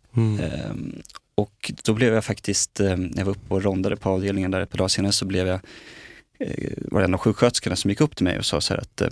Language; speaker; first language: Swedish; native; Swedish